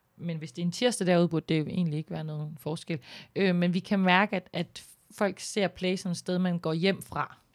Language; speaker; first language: Danish; native; Danish